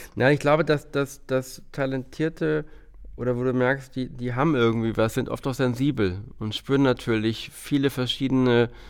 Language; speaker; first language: German; native; German